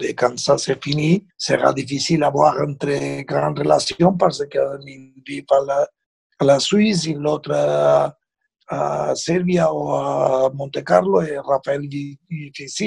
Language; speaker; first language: French; non-native, fluent; Spanish